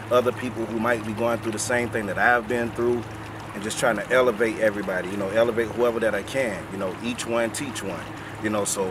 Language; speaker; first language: English; native; English